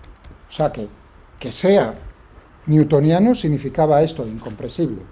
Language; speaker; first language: Spanish; native; Spanish